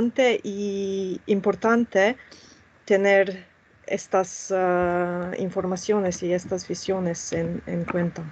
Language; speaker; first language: Spanish; non-native, fluent; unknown